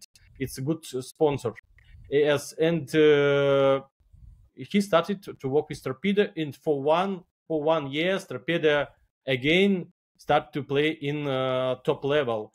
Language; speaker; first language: English; non-native, learner; Belarusian